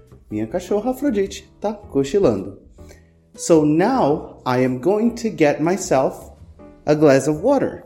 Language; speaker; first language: English; non-native, fluent; Portuguese